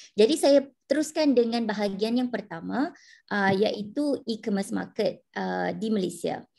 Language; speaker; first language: Malay; native; Malay